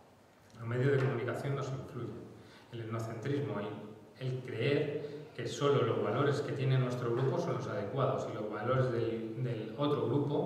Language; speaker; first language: Spanish; native; Spanish